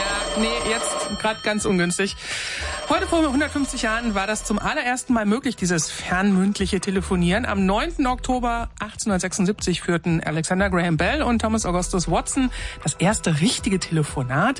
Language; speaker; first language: German; native; German